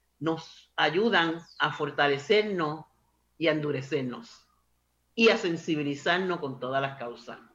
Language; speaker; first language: Spanish; native; Spanish